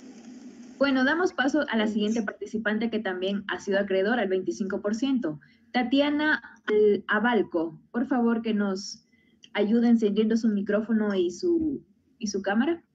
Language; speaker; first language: Spanish; native; Spanish